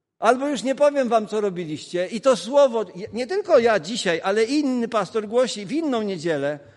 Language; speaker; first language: Polish; non-native, local second language; Kashubian